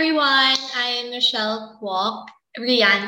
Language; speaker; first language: English; non-native, local second language; Filipino